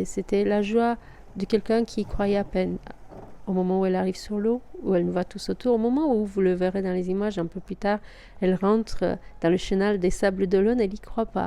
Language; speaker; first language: French; native; French